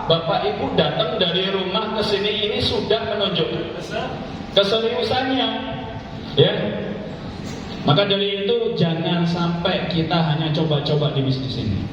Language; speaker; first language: Indonesian; native; Indonesian